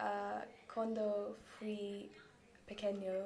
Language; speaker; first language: Spanish; non-native, learner; English